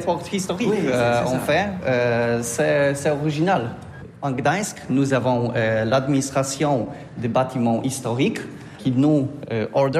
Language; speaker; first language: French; non-native, learner; Polish